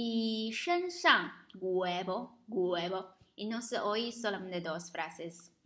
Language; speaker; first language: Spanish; non-native, learner; Chinese